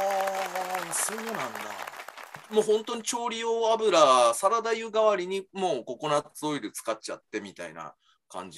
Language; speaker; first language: Japanese; native; Japanese